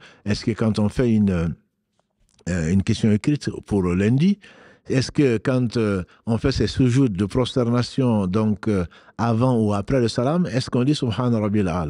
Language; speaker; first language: French; native; French